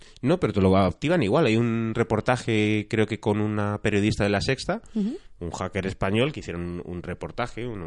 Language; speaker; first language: Spanish; native; Spanish